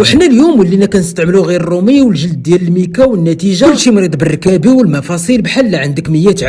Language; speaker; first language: Arabic; native; Arabic